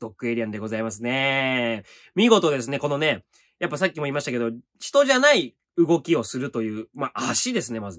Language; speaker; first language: Japanese; native; Japanese